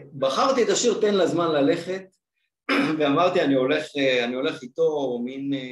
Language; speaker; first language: Hebrew; native; Hebrew